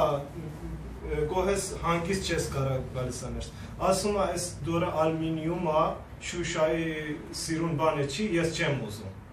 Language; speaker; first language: Armenian; non-native, learner; Persian